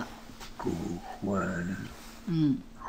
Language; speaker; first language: Chinese; non-native, learner; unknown